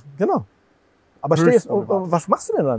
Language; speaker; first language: German; native; German